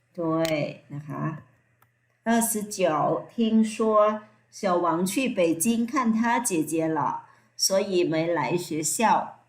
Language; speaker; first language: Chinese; non-native, fluent; Thai